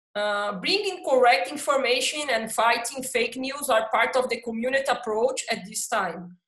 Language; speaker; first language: English; non-native, fluent; Portuguese